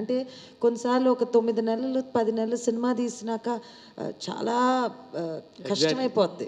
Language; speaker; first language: Telugu; native; Telugu